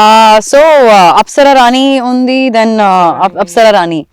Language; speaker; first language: Telugu; non-native, learner; Gujarati